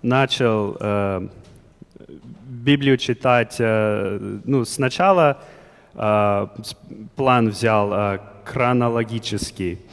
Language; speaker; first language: Russian; non-native, learner; English